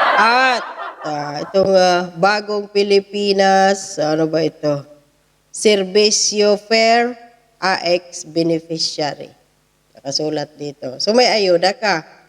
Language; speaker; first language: Filipino; non-native, local second language; Cebuano